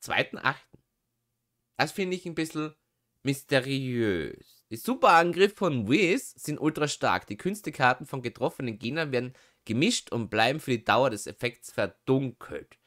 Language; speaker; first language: German; native; German